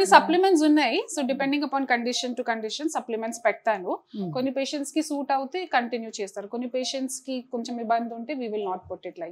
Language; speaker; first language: Telugu; non-native, fluent; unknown